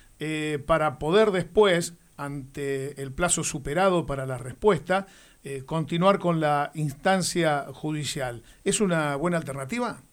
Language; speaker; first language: Spanish; native; Spanish